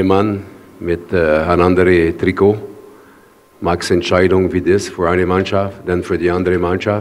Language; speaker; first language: German; non-native, learner; French